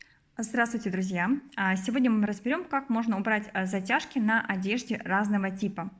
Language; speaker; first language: Russian; native; Russian